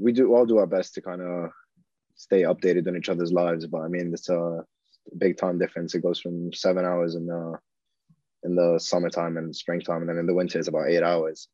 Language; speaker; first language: English; non-native, fluent; Arabic